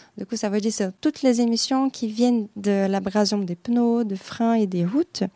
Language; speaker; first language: French; non-native, fluent; Portuguese